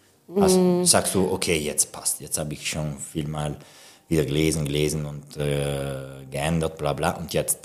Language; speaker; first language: German; non-native, local second language; Italian